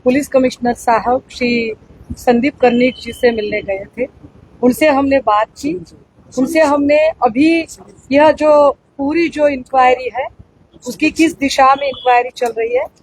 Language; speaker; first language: Hindi; non-native, local second language; Marathi